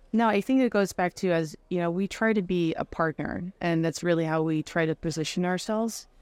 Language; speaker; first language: English; non-native, fluent; Dutch